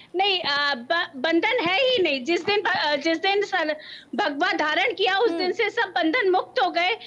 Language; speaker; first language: Hindi; native; Hindi